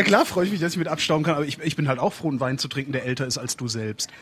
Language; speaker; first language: German; native; German